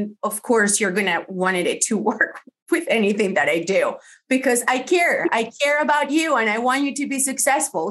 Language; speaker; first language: English; non-native, fluent; Spanish